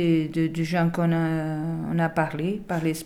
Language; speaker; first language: French; non-native, learner; Portuguese